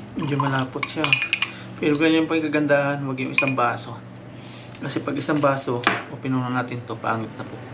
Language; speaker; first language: Filipino; native; Filipino